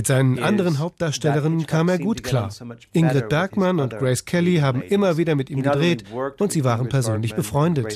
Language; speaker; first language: German; native; German